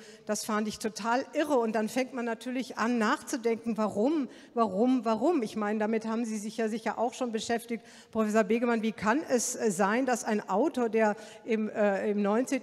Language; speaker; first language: German; native; German